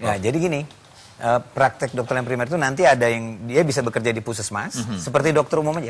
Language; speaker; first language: Indonesian; native; Indonesian